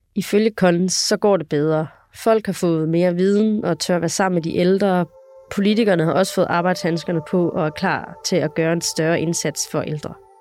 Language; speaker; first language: Danish; native; Danish